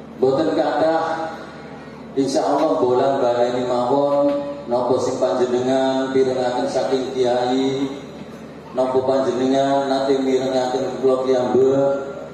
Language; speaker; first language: Javanese; native; Javanese